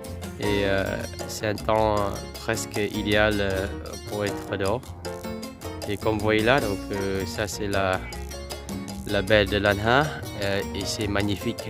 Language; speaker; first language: French; non-native, fluent; Vietnamese